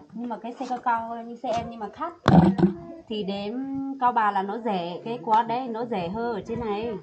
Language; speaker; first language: Vietnamese; non-native, local second language; Hmong